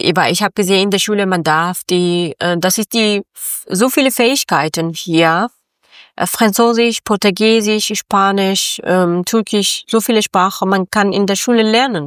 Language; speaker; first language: German; non-native, fluent; Persian